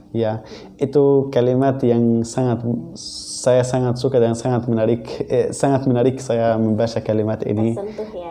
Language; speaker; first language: Indonesian; non-native, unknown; Arabic